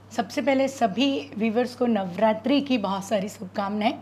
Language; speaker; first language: Hindi; native; Hindi